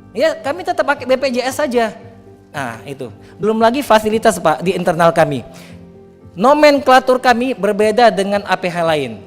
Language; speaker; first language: Indonesian; native; Indonesian